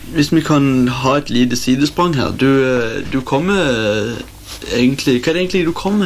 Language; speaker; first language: Norwegian; native; Norwegian